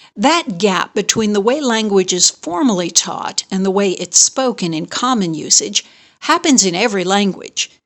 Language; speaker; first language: English; native; English